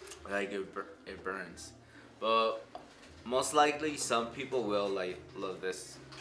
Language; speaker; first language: English; native; English